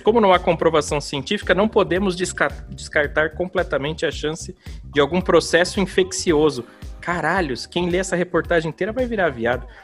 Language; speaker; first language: Portuguese; native; Portuguese